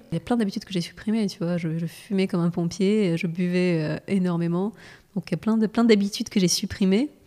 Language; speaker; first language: French; non-native, fluent; Russian